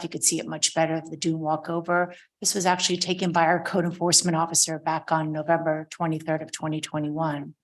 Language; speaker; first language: English; native; English